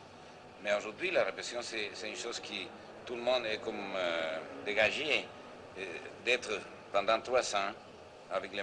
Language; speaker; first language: French; non-native, fluent; Spanish